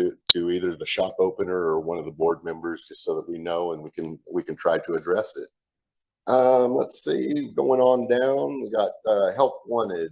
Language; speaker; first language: English; native; English